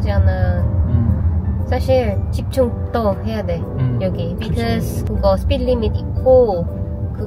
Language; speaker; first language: Korean; non-native, learner; Filipino